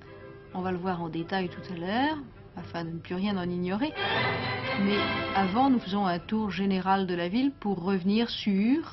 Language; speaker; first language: French; native; French